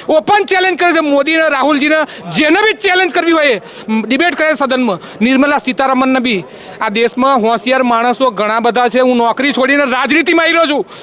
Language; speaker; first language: Gujarati; native; Gujarati